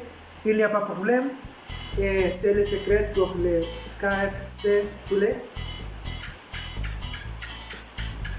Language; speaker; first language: French; non-native, learner; Spanish